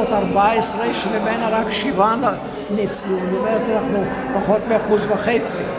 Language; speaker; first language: Hebrew; non-native, fluent; Yiddish